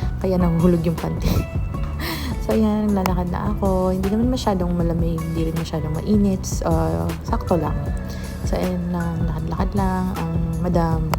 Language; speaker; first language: Filipino; non-native, local second language; Hiligaynon